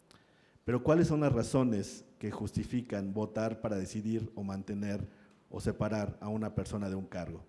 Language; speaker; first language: Spanish; native; Spanish